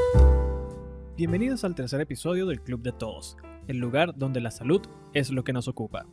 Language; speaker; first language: Spanish; native; Spanish